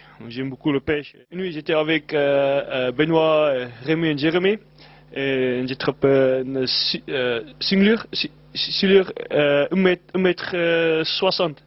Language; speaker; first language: French; non-native, learner; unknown